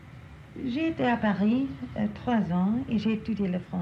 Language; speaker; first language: French; non-native, learner; English